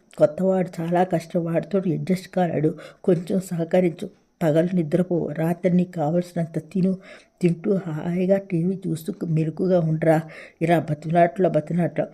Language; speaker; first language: Telugu; native; Telugu